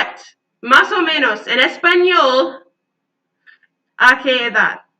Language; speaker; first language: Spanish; non-native, learner; English